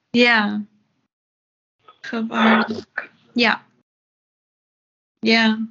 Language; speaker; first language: Dutch; non-native, learner; German